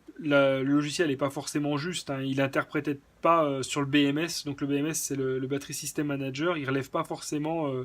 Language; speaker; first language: French; native; French